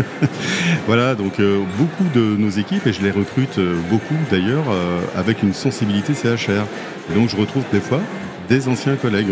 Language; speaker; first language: French; native; French